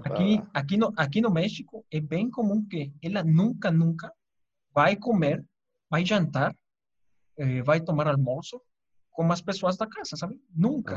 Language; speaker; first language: Portuguese; non-native, fluent; Spanish